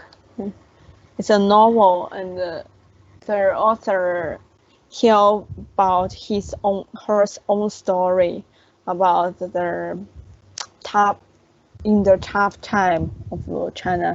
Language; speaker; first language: English; non-native, learner; Chinese